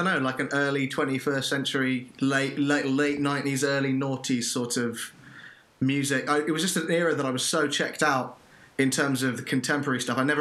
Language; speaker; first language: English; native; English